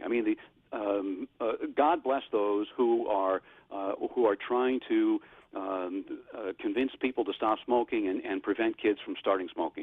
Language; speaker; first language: English; native; English